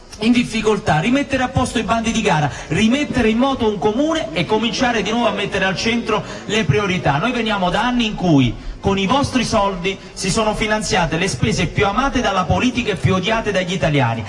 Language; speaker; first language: Italian; native; Italian